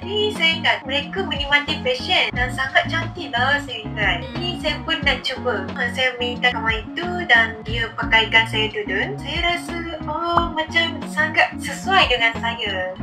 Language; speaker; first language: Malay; non-native, fluent; Japanese